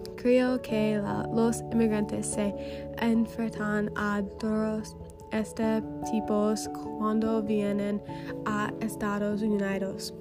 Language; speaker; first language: Spanish; non-native, learner; English